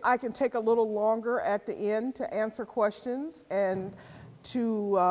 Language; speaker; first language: English; native; English